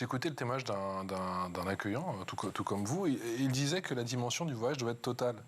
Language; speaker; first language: French; native; French